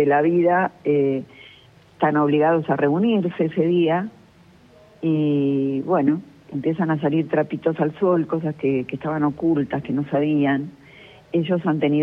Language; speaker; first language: Spanish; native; Spanish